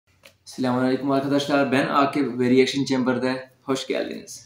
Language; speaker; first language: Turkish; non-native, fluent; Urdu